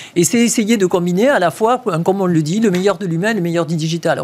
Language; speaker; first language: French; native; French